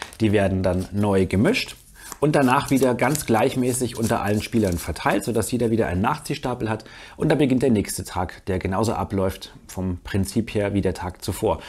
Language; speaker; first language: German; native; German